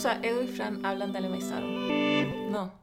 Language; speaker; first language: Spanish; native; Spanish